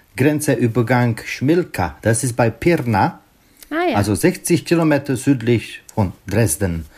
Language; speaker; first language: German; non-native, learner; Czech